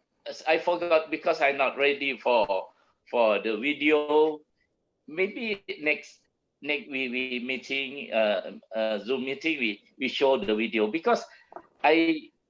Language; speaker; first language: English; non-native, learner; Malay